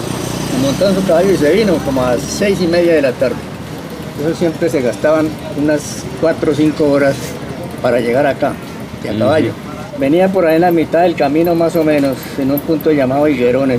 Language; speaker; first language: Spanish; native; Spanish